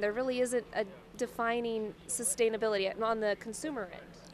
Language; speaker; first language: English; native; English